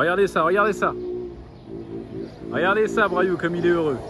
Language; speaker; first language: French; native; French